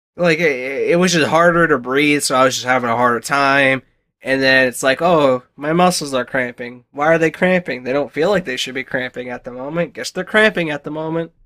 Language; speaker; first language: English; native; English